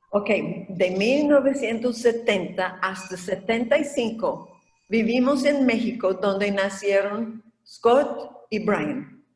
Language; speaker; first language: Spanish; non-native, fluent; English